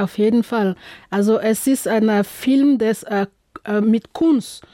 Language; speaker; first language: German; non-native, fluent; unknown